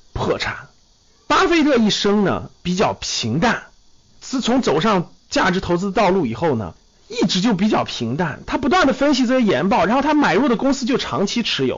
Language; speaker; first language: Chinese; native; Chinese